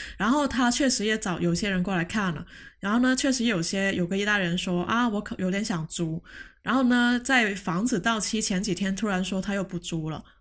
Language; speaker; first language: Chinese; non-native, local second language; Cantonese